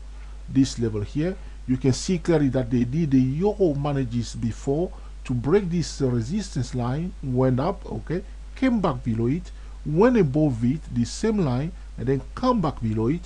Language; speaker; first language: English; non-native, fluent; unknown